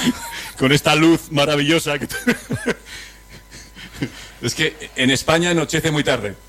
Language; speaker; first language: Spanish; native; Spanish